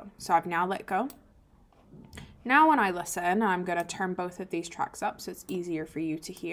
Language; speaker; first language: English; native; English